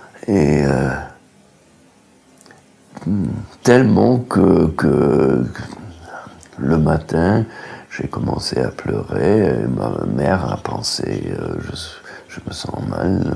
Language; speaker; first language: French; non-native, fluent; German